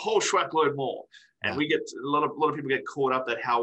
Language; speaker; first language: English; native; English